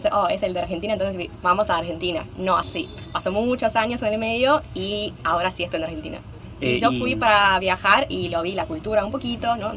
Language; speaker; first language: Spanish; non-native, fluent; Russian